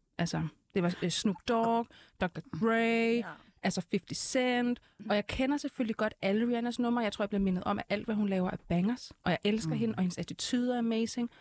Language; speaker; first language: Danish; early bilingual, other home language; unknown